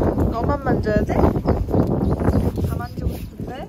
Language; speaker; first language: Korean; native; Korean